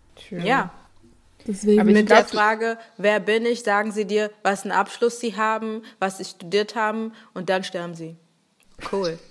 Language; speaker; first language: German; early bilingual, other home language; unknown